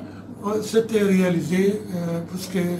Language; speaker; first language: French; non-native, fluent; Arabic